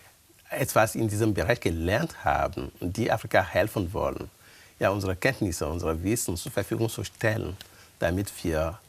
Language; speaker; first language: German; non-native, fluent; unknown